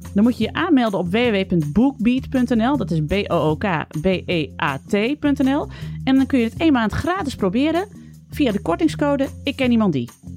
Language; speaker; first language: Dutch; native; Dutch